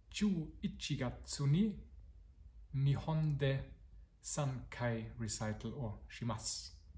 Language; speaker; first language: Japanese; non-native, learner; German